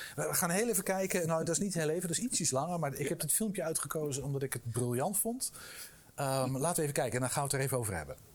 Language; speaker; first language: Dutch; native; Dutch